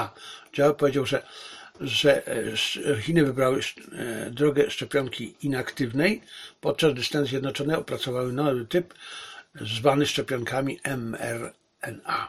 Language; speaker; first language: Polish; native; Polish